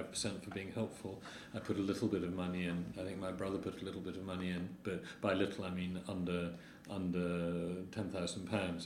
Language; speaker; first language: English; native; English